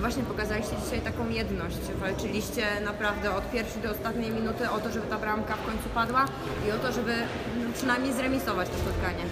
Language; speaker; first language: Polish; native; Polish